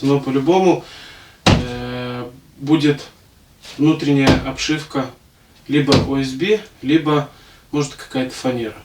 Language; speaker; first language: Russian; native; Russian